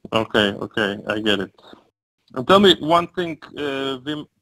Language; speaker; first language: English; non-native, fluent; Polish